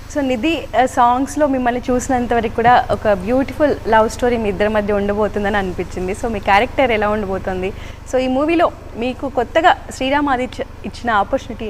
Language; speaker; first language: Telugu; native; Telugu